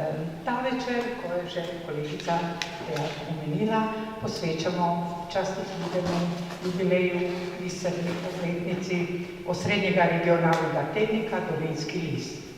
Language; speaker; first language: Slovenian; native; Slovenian